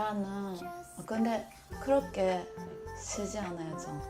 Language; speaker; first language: Korean; non-native, fluent; Japanese